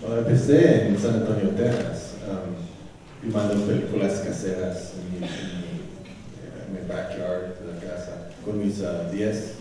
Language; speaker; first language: Spanish; early bilingual, heritage; Spanish